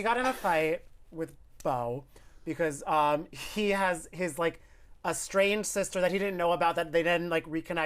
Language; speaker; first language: English; native; English